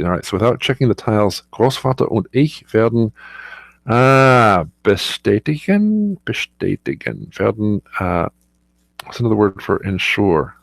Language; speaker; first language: German; non-native, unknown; English